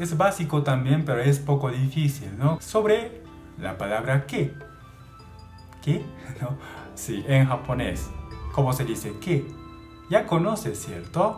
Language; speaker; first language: Spanish; non-native, learner; Japanese